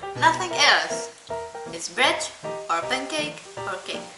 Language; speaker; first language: English; non-native, fluent; Czech